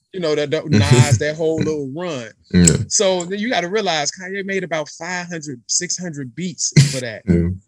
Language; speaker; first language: English; native; English